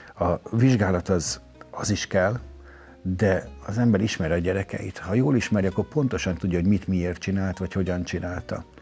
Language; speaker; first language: Hungarian; native; Hungarian